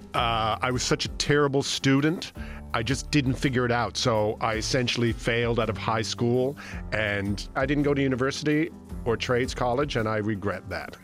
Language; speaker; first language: English; native; English